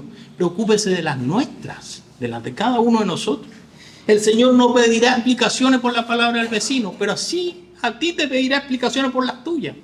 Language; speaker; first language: Spanish; native; Spanish